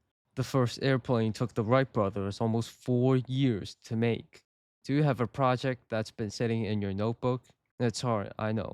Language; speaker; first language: English; native; English